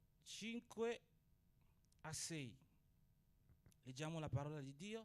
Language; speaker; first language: Italian; non-native, fluent; Portuguese